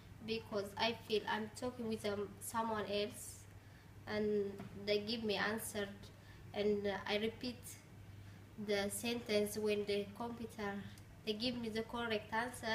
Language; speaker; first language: English; non-native, learner; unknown